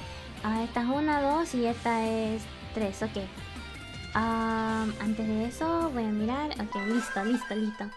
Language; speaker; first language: Spanish; early bilingual, heritage; English